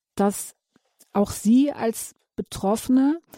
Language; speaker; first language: German; native; German